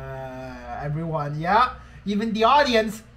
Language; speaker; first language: English; non-native, fluent; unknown